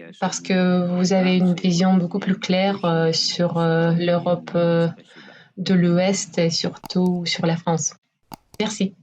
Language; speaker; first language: French; non-native, fluent; Russian